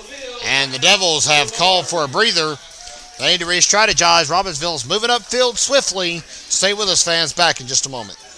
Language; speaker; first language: English; native; English